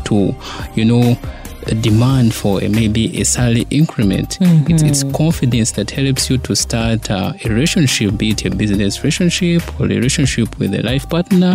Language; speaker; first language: English; non-native, local second language; Ganda